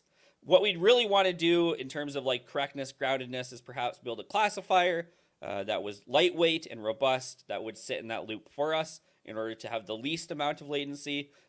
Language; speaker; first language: English; native; English